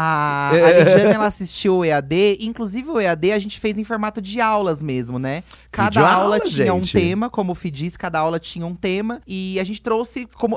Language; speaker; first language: Portuguese; native; Portuguese